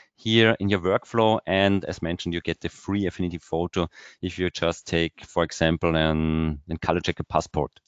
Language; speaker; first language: English; non-native, fluent; German